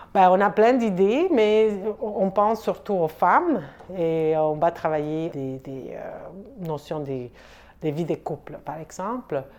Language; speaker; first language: French; non-native, fluent; Spanish